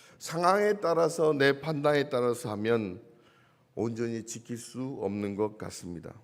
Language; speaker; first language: Korean; native; Korean